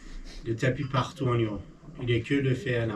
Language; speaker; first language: French; non-native, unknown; Persian